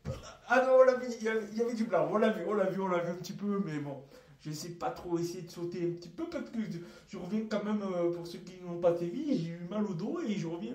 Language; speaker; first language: French; native; French